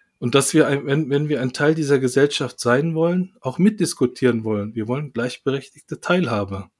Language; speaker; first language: German; early bilingual, other home language; Korean